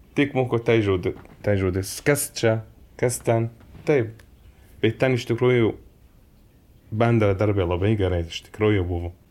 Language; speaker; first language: Lithuanian; non-native, learner; Arabic